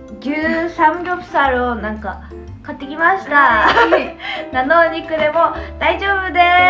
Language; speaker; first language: Japanese; native; Japanese